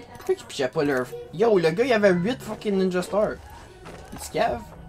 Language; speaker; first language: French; native; French